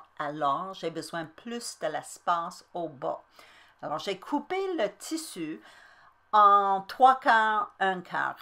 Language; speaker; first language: French; native; French